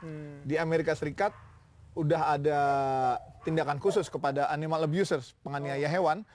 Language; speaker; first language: Indonesian; native; Indonesian